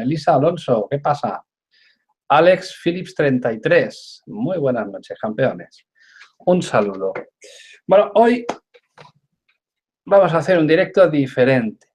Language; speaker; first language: Spanish; native; Spanish